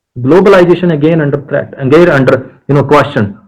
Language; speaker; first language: Hindi; non-native, local second language; Punjabi